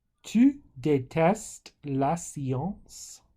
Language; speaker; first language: French; non-native, fluent; English